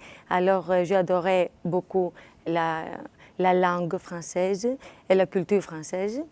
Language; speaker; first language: French; non-native, fluent; Greek